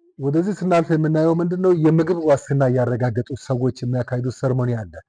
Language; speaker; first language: Amharic; non-native, local second language; Wolaytta